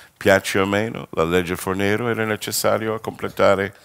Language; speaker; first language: Italian; non-native, fluent; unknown